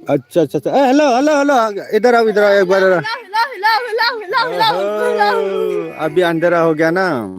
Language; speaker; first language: Hindi; non-native, local second language; Bodo